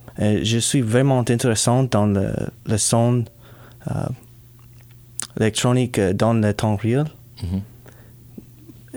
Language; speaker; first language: French; non-native, learner; English